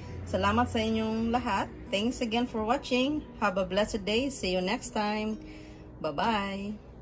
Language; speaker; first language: English; non-native, local second language; Filipino